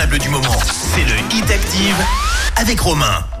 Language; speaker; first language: French; native; French